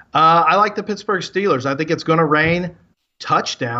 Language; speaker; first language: English; native; English